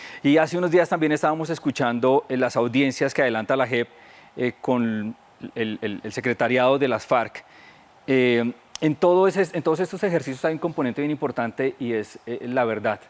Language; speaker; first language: Spanish; native; Spanish